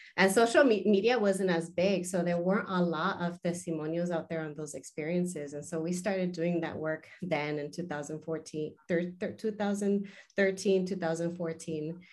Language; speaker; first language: English; early bilingual, other home language; Spanish